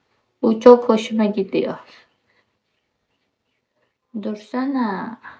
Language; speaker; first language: Turkish; non-native, learner; Uzbek